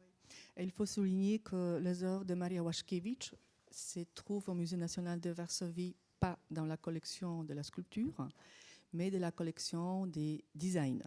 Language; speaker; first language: French; non-native, fluent; Polish